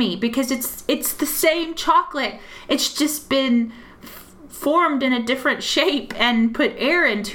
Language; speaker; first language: English; native; English